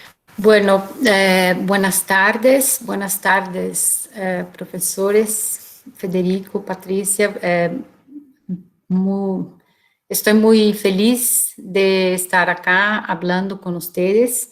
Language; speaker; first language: Spanish; non-native, fluent; Portuguese